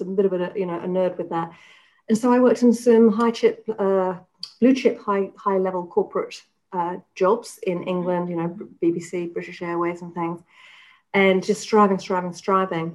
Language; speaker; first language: English; native; English